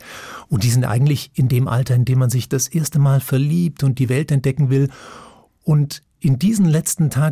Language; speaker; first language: German; native; German